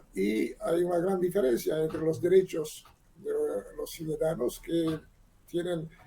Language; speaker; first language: Spanish; non-native, learner; Hebrew